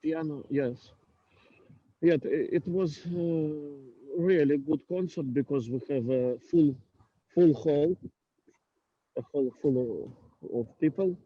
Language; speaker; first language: English; non-native, learner; Russian